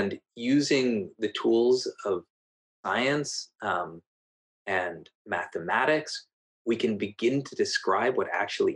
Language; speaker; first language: English; native; English